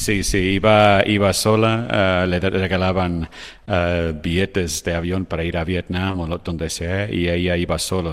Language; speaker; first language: Spanish; non-native, fluent; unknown